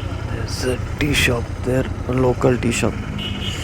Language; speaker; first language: English; non-native, local second language; Tamil